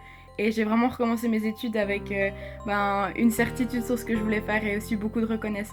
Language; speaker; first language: French; native; French